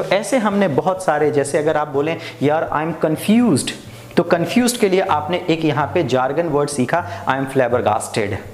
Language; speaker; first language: Hindi; native; Hindi